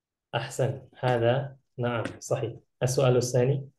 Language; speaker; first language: Arabic; non-native, fluent; Indonesian